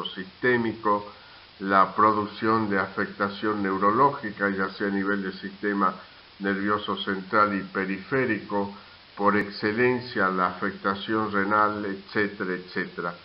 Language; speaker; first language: Spanish; native; Spanish